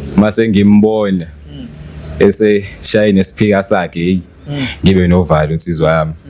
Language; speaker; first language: Zulu; native; Zulu